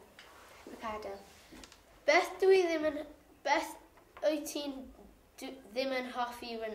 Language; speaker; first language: Welsh; non-native, learner; English